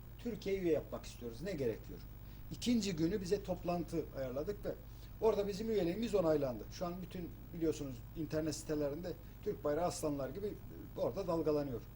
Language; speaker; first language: Turkish; native; Turkish